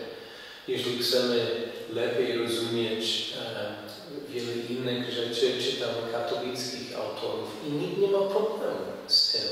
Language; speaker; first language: Polish; non-native, fluent; English